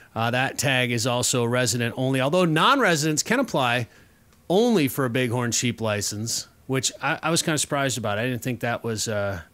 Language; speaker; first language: English; native; English